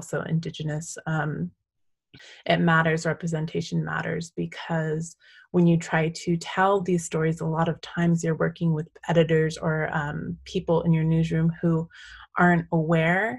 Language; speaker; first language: English; native; English